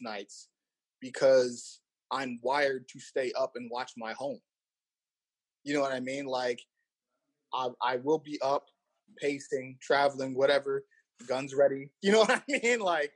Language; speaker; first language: English; native; English